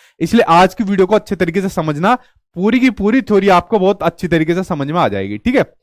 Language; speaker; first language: Hindi; native; Hindi